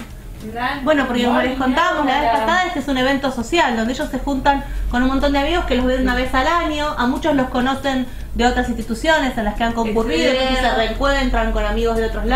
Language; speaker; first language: Spanish; native; Spanish